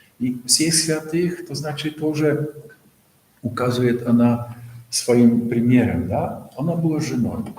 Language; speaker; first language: Russian; non-native, fluent; Polish